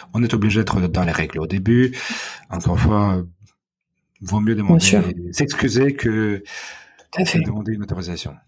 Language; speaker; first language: French; non-native, fluent; Ukrainian